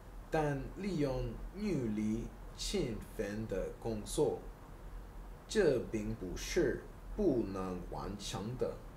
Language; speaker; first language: Chinese; non-native, learner; English